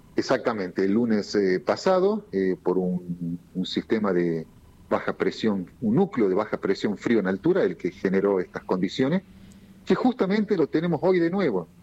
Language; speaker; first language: Spanish; native; Spanish